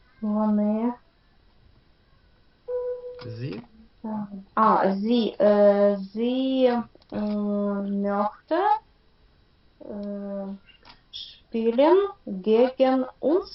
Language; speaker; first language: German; non-native, learner; Ukrainian